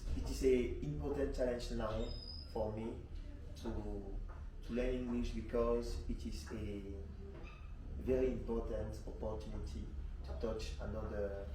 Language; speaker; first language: English; non-native, learner; French